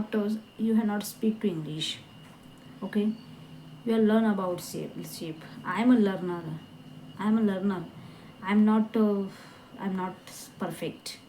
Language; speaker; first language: English; non-native, learner; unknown